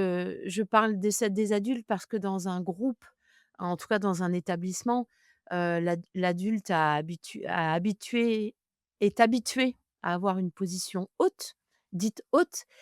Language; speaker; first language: French; native; French